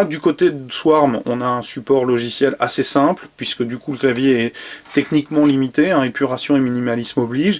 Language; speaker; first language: French; native; French